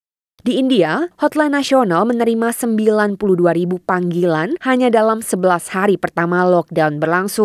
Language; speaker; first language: Indonesian; native; Indonesian